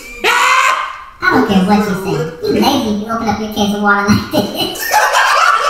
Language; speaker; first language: English; native; English